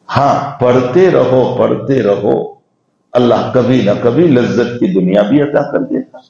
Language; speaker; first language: Urdu; non-native, local second language; Gujarati